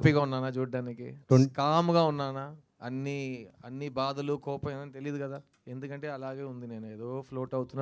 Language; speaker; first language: Telugu; non-native, local second language; Tamil